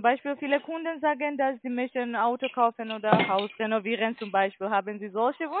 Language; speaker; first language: German; non-native, learner; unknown